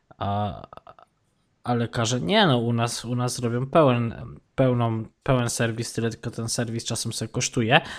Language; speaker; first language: Polish; native; Polish